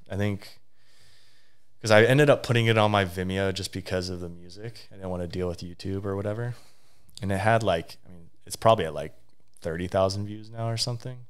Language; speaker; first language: English; native; English